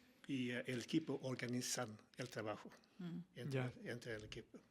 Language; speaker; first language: Spanish; non-native, learner; Swedish